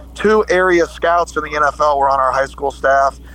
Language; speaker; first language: English; native; English